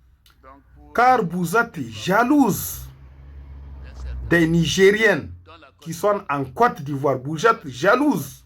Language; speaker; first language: French; non-native, local second language; Hausa